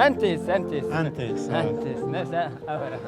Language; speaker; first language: Spanish; non-native, learner; Arabic